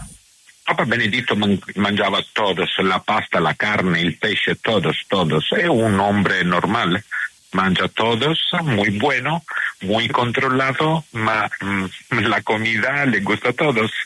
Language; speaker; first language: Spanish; non-native, learner; Italian